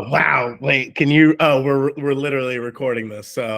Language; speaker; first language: English; native; English